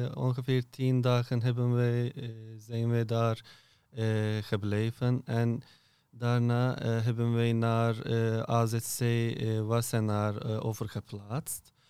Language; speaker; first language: Dutch; non-native, fluent; Turkish